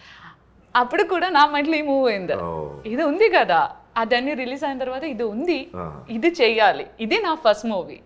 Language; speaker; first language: Telugu; non-native, learner; Malayalam